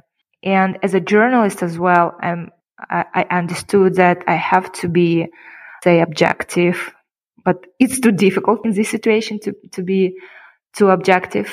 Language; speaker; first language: English; non-native, fluent; Kyrgyz